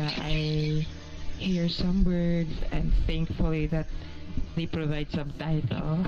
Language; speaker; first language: English; non-native, local second language; Filipino